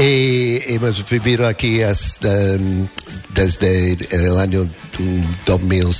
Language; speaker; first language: Spanish; non-native, learner; English